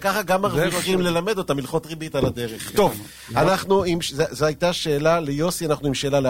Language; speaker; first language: Hebrew; native; Hebrew